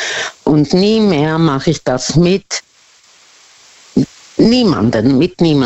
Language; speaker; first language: German; non-native, fluent; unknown